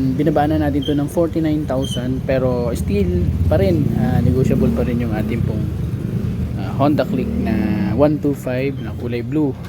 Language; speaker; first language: Filipino; non-native, local second language; Cebuano